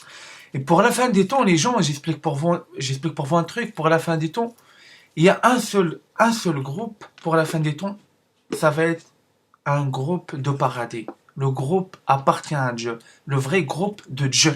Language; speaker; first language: French; non-native, learner; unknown